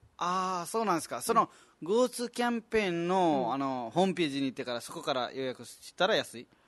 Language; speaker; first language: Japanese; non-native, fluent; Nepali